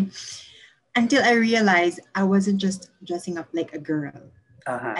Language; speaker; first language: English; non-native, local second language; Cebuano